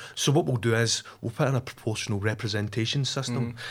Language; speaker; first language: English; native; English